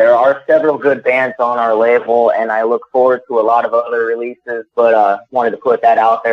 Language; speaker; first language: English; native; English